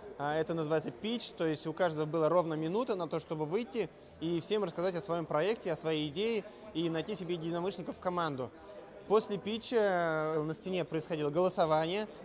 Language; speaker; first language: Russian; native; Russian